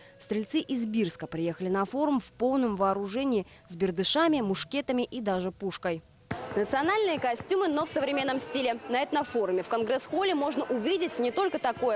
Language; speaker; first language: Russian; native; Russian